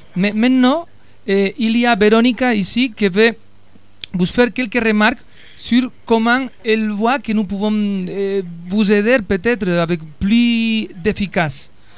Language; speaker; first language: French; non-native, fluent; Spanish